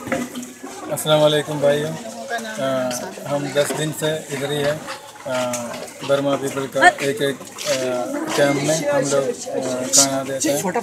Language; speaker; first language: Hindi; non-native, local second language; Malayalam